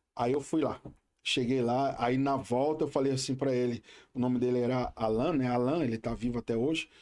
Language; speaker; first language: Portuguese; native; Portuguese